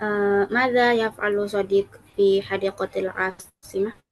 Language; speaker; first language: Arabic; non-native, learner; Indonesian